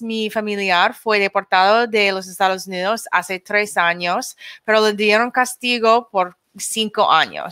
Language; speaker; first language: Spanish; non-native, learner; English